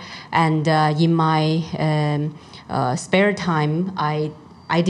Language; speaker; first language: English; non-native, fluent; Chinese